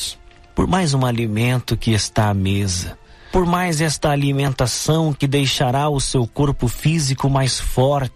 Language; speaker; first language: Portuguese; native; Portuguese